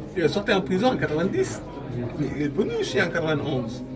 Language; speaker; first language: French; non-native, local second language; Wolof